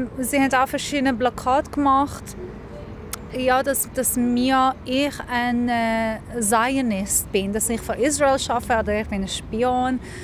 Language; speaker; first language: German; non-native, fluent; Persian